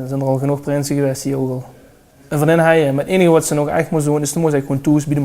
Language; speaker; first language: Dutch; native; Dutch